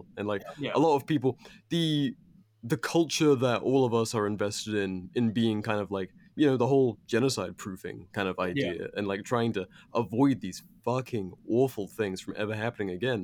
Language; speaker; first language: English; native; English